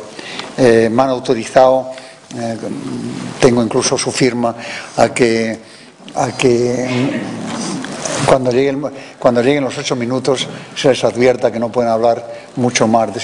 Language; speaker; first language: Spanish; native; Spanish